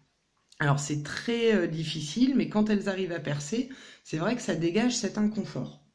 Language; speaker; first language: French; native; French